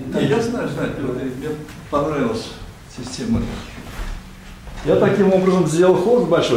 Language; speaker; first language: Russian; native; Russian